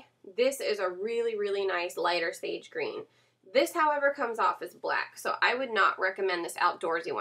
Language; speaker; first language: English; native; English